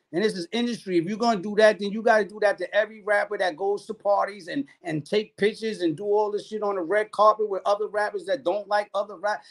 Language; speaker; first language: English; native; English